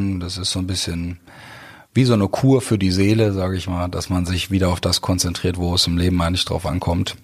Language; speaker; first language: German; native; German